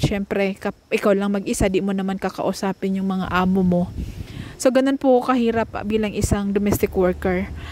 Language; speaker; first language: Filipino; non-native, local second language; Cebuano